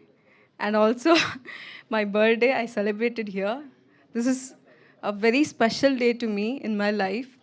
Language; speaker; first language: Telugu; non-native, learner; Tamil